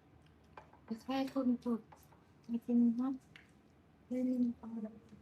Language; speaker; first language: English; non-native, learner; Vietnamese